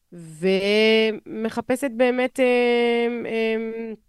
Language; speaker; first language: Hebrew; non-native, fluent; French